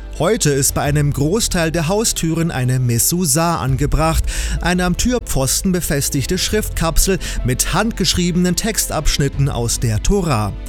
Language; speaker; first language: German; native; German